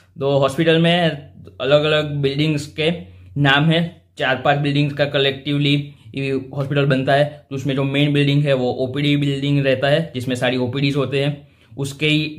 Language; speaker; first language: Hindi; non-native, local second language; Gujarati